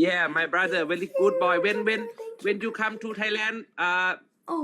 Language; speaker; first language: English; non-native, learner; Thai